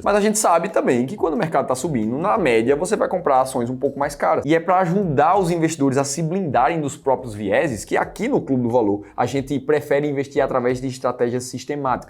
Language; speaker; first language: Portuguese; native; Portuguese